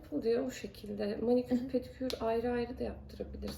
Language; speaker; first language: Turkish; native; Turkish